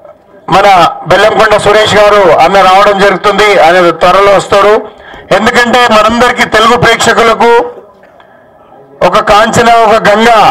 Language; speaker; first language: Telugu; native; Telugu